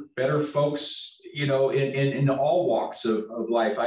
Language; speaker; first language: English; native; English